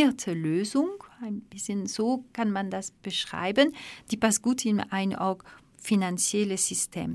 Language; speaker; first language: German; non-native, learner; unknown